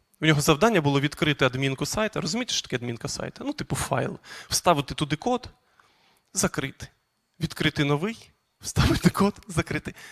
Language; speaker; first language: Ukrainian; non-native, local second language; Russian